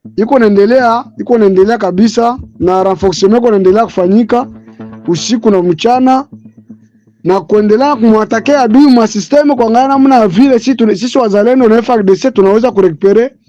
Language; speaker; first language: Swahili; native; Swahili